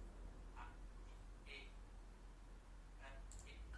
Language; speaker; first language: French; non-native, learner; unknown